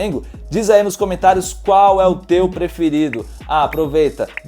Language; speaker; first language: Portuguese; native; Portuguese